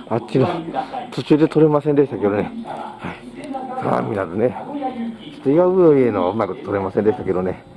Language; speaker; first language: Japanese; native; Japanese